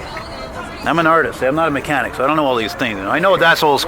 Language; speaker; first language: English; native; English